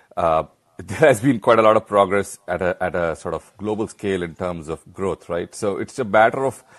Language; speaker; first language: English; non-native, local second language; Hindi